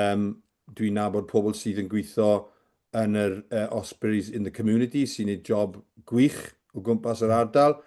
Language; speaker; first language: Welsh; native; Welsh